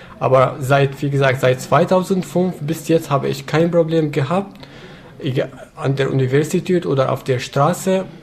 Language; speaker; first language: German; non-native, fluent; Arabic